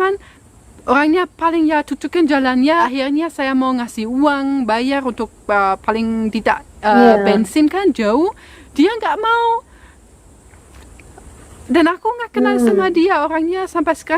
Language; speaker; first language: Indonesian; non-native, fluent; German